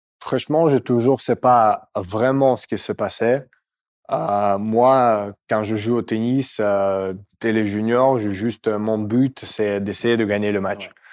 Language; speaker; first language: French; non-native, fluent; Russian